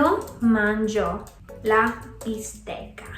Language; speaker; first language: Italian; non-native, learner; English